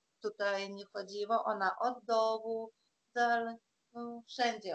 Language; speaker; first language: Polish; non-native, fluent; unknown